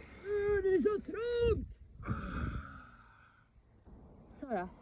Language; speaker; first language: Swedish; native; Swedish